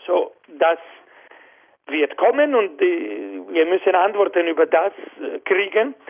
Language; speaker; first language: German; non-native, fluent; Spanish